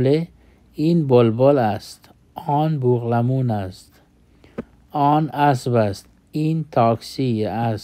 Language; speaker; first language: Persian; non-native, fluent; Urdu